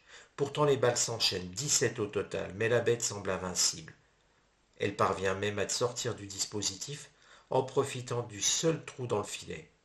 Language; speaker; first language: French; native; French